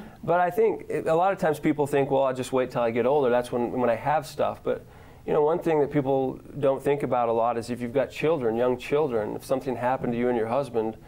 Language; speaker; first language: English; native; English